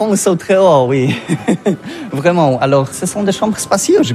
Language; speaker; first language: French; non-native, learner; Polish